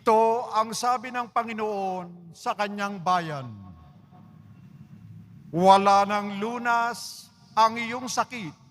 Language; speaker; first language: Filipino; native; Filipino